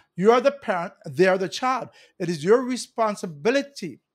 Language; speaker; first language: English; native; English